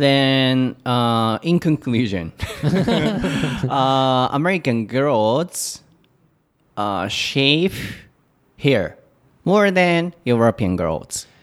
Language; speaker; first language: English; non-native, learner; Japanese